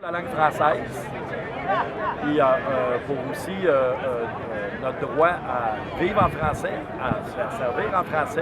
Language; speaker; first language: French; native; French